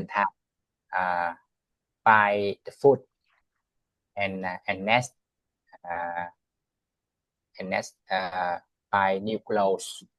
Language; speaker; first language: English; non-native, learner; Vietnamese